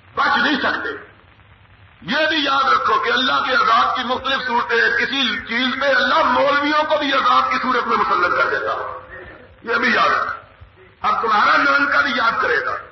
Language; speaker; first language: Urdu; non-native, local second language; Punjabi